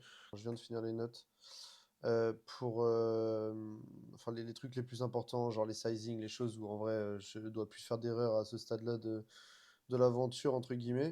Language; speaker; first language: French; native; French